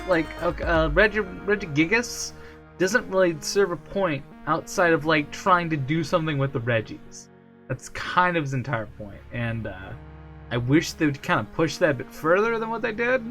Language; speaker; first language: English; native; English